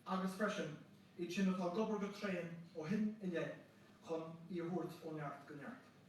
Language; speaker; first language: Irish; native; Irish